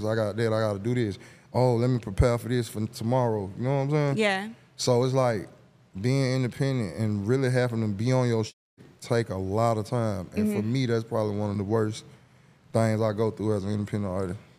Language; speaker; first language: English; native; English